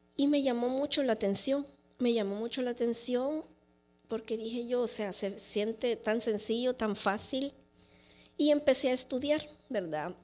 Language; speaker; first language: Spanish; native; Spanish